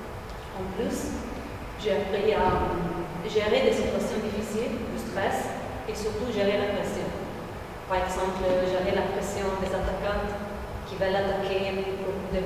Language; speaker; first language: French; non-native, fluent; Italian